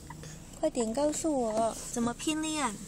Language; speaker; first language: Chinese; native; Chinese